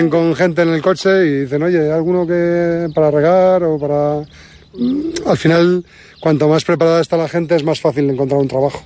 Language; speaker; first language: Spanish; native; Spanish